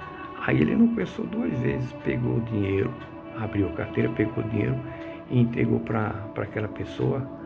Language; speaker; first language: Portuguese; native; Portuguese